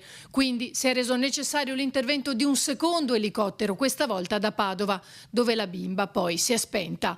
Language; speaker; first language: Italian; native; Italian